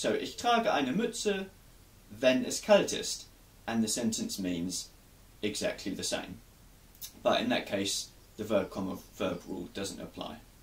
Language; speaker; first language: English; native; English